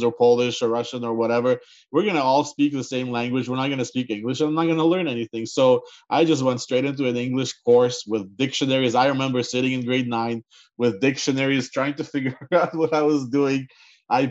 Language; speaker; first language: English; non-native, fluent; Ukrainian